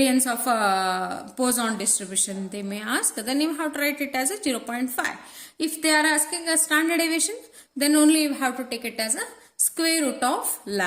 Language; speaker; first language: English; non-native, local second language; Kannada